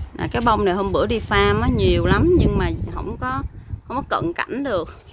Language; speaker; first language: Vietnamese; early bilingual, heritage; Vietnamese